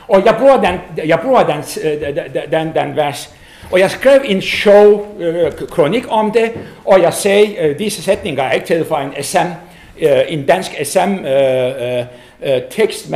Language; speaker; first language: Danish; non-native, fluent; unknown